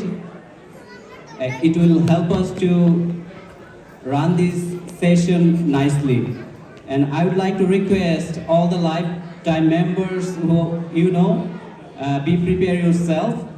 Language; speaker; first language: English; non-native, local second language; Bangla